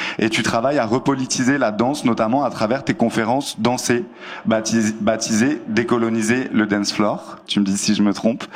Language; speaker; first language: French; native; French